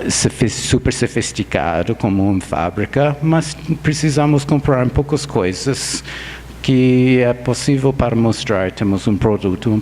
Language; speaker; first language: Portuguese; non-native, fluent; English